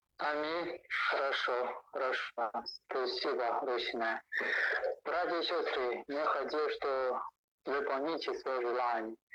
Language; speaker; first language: Russian; non-native, learner; Chinese